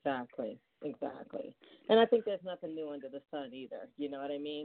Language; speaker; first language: English; native; English